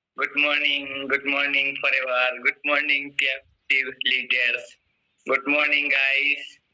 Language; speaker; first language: Hindi; non-native, local second language; Assamese